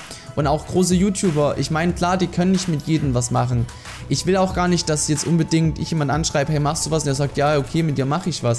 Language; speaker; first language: German; native; German